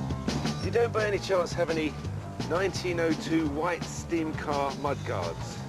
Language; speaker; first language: English; native; English